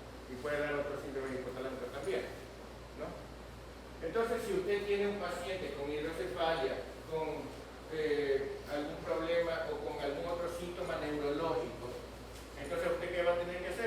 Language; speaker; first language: Spanish; native; Spanish